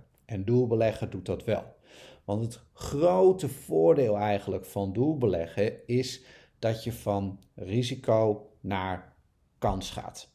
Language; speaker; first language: Dutch; native; Dutch